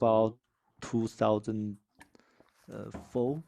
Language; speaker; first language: English; non-native, learner; Chinese